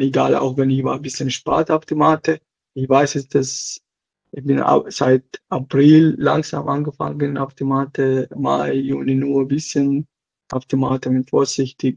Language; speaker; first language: German; non-native, local second language; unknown